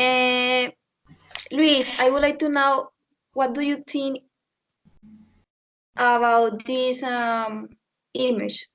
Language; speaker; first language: English; non-native, fluent; Spanish